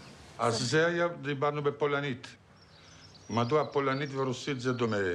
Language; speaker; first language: Hebrew; non-native, fluent; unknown